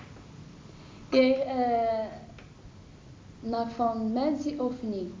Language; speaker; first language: Dutch; non-native, learner; Arabic